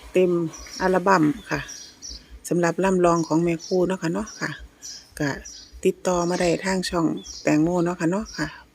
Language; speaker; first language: Thai; native; Thai